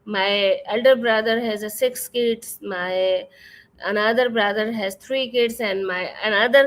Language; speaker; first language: English; non-native, fluent; Urdu